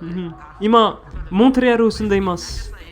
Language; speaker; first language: Japanese; non-native, learner; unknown